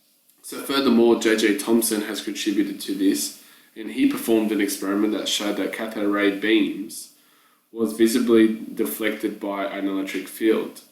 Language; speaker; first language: English; native; English